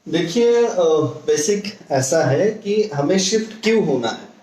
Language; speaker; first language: Hindi; non-native, local second language; Marathi